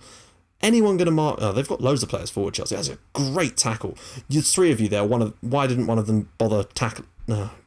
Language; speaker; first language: English; native; English